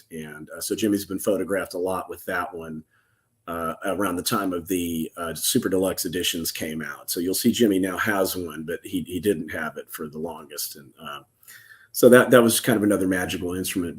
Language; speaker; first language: English; native; English